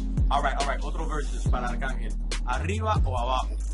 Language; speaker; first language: Spanish; early bilingual, heritage; Spanish